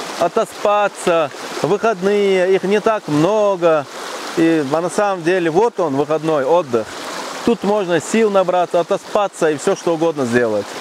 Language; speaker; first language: Russian; non-native, local second language; Chechen